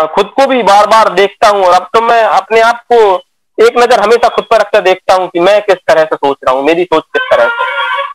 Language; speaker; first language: Hindi; native; Hindi